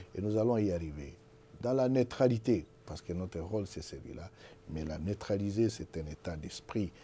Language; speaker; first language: French; non-native, local second language; Lingala